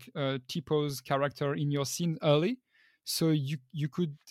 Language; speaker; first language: English; non-native, fluent; French